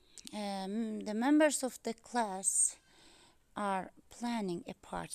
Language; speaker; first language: English; non-native, fluent; Azerbaijani